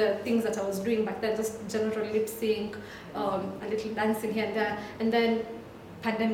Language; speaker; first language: English; non-native, local second language; Swahili